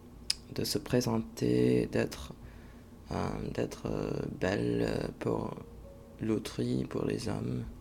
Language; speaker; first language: French; non-native, fluent; English